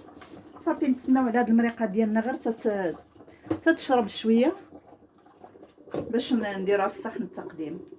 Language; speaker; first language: Arabic; native; Arabic